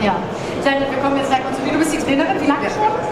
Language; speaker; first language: German; native; German